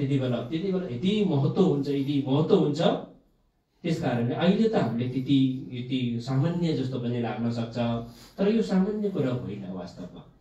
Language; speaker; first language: Nepali; non-native, local second language; Gurung